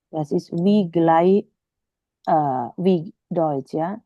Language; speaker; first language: German; non-native, fluent; Indonesian